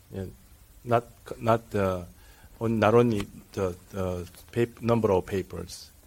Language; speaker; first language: English; non-native, learner; Korean